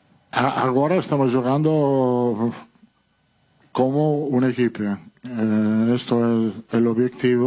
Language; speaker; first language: Portuguese; non-native, fluent; Italian